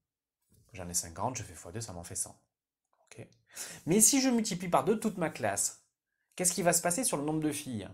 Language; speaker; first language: French; native; French